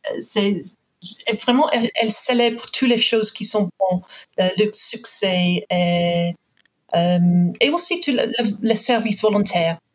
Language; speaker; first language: French; non-native, fluent; English